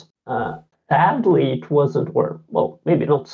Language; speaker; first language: English; non-native, fluent; Latvian